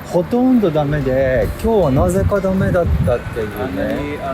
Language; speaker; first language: Japanese; native; Japanese